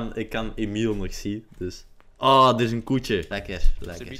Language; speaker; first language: Dutch; native; Dutch